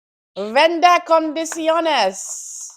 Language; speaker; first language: Spanish; non-native, learner; English